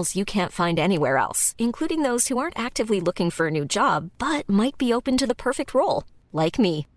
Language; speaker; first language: English; non-native, fluent; Italian